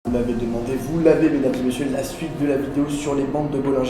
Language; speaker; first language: French; native; French